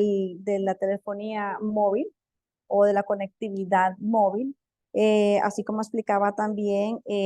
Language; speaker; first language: Spanish; native; Spanish